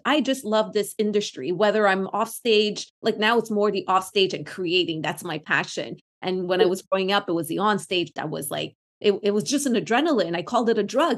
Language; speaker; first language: English; non-native, local second language; French